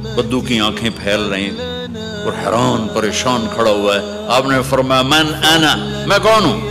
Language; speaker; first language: Urdu; non-native, local second language; Punjabi